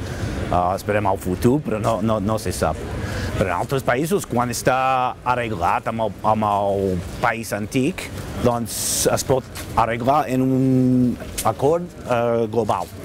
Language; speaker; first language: Catalan; non-native, fluent; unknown